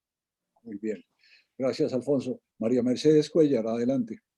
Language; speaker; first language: Spanish; native; Spanish